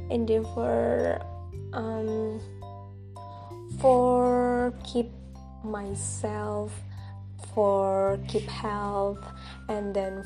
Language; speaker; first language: English; non-native, local second language; Indonesian